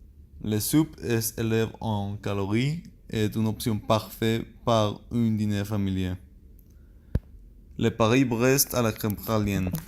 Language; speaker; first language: French; non-native, learner; Spanish